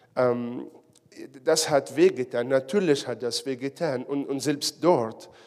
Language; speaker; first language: German; non-native, fluent; Hebrew